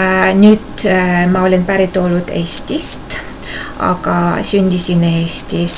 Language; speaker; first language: Estonian; non-native, local second language; Russian